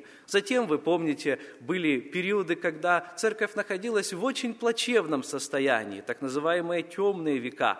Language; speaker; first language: Russian; native; Russian